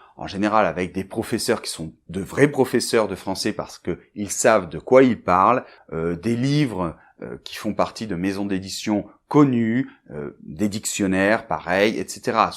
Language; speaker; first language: French; native; French